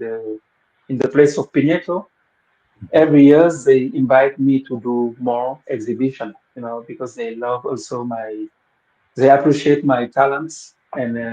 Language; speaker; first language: English; non-native, fluent; Wolof